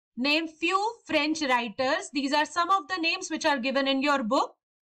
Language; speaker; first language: English; non-native, local second language; Hindi